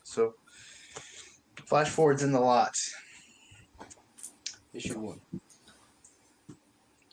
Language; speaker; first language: English; native; English